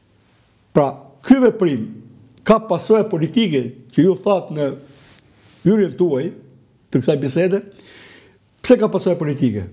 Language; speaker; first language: Albanian; native; Albanian